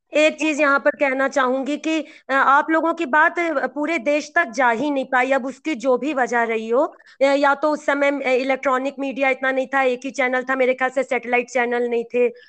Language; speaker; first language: Hindi; native; Hindi